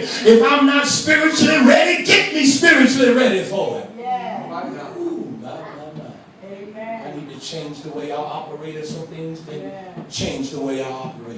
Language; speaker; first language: English; native; English